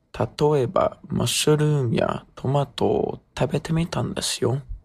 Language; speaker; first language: Japanese; non-native, learner; English